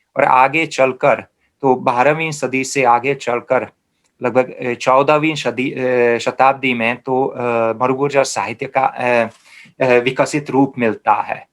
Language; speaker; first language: Hindi; non-native, fluent; Hungarian